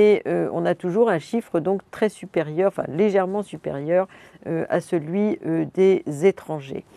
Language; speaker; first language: French; native; French